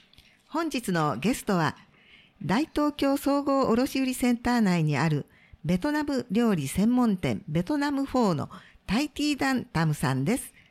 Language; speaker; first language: Japanese; native; Japanese